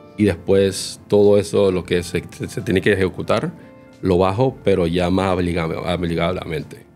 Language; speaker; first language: Spanish; early bilingual, other home language; Korean